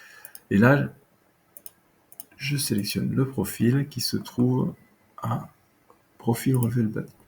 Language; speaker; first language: French; native; French